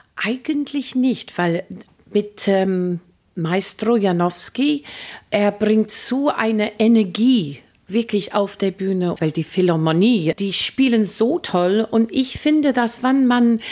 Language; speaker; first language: German; non-native, fluent; English